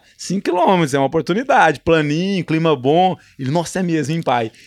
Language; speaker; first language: Portuguese; native; Portuguese